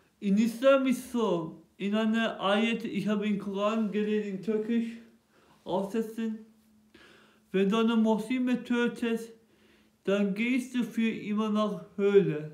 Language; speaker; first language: German; non-native, local second language; Turkish